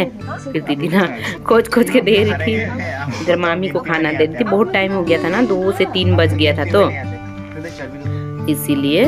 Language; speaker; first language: Hindi; native; Hindi